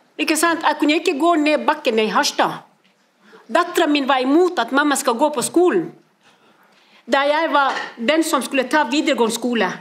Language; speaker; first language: Norwegian; non-native, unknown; Somali